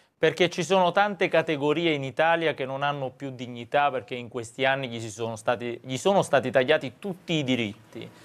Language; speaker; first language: Italian; native; Italian